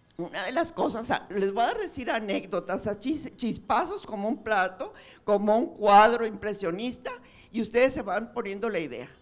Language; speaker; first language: Spanish; native; Spanish